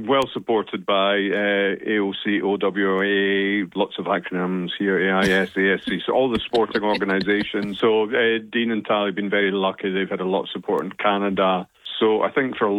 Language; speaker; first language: English; native; English